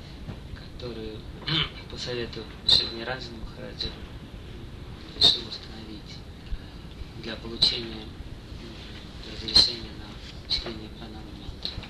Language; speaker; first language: Russian; native; Russian